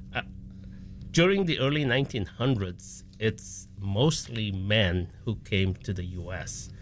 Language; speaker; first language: English; non-native, local second language; Filipino